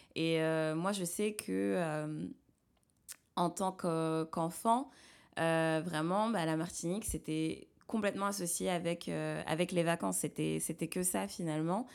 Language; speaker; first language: French; native; French